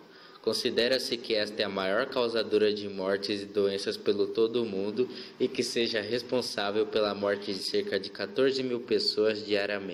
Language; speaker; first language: Portuguese; native; Portuguese